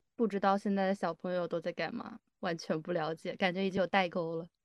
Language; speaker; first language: Chinese; native; Chinese